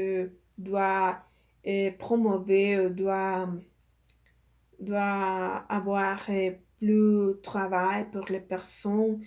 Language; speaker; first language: French; non-native, learner; Spanish